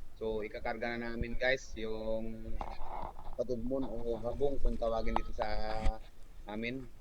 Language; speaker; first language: Filipino; native; Filipino